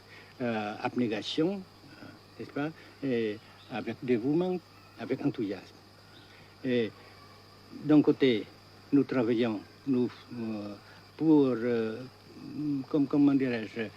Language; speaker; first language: French; non-native, fluent; Vietnamese